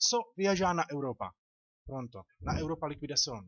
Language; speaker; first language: Portuguese; non-native, learner; Czech